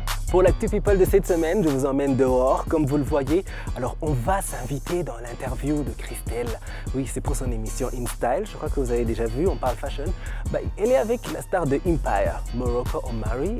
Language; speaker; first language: French; non-native, local second language; Kinyarwanda